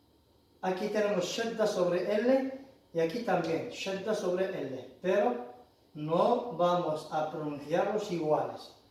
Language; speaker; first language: Spanish; non-native, fluent; Arabic